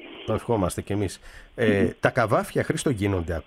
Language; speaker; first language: Greek; native; Greek